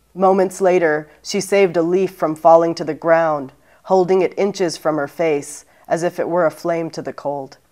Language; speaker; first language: English; native; English